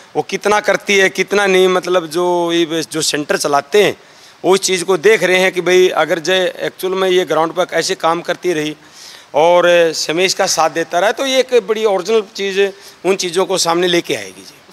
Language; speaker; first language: Hindi; native; Hindi